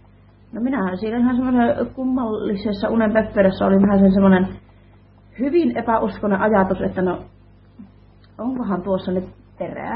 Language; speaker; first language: Finnish; native; Finnish